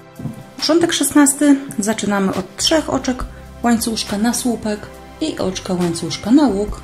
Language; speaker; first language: Polish; native; Polish